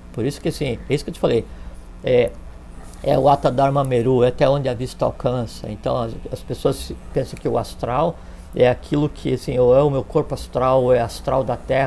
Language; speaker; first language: Portuguese; native; Portuguese